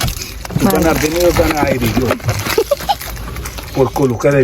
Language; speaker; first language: Spanish; non-native, learner; Arabic